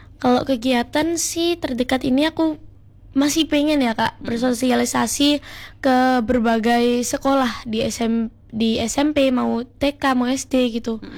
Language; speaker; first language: Indonesian; native; Indonesian